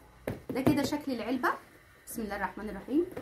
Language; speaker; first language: Arabic; native; Arabic